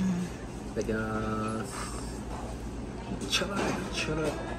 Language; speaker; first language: Japanese; native; Japanese